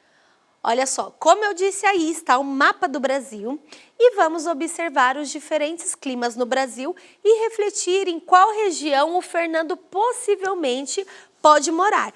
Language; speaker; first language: Portuguese; native; Portuguese